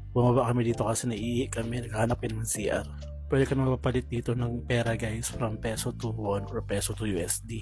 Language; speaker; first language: Filipino; native; Filipino